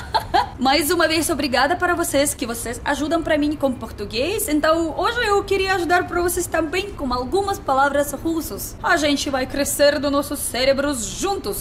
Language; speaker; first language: Portuguese; non-native, learner; Russian